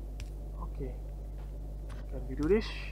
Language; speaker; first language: English; non-native, learner; Indonesian